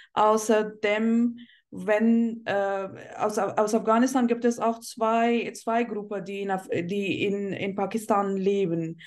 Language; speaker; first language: German; non-native, fluent; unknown